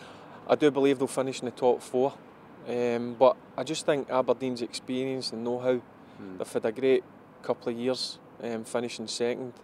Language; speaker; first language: English; native; English